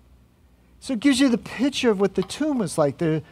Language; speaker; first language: English; native; English